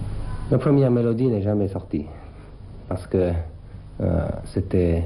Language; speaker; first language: French; non-native, fluent; Thai